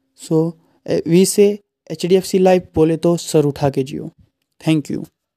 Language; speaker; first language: English; non-native, local second language; Hindi